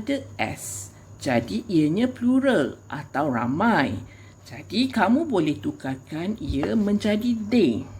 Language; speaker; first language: Malay; native; Malay